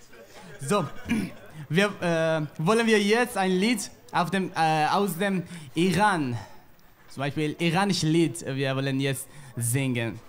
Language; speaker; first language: German; non-native, learner; Persian